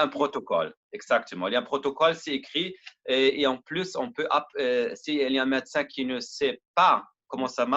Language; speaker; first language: French; non-native, learner; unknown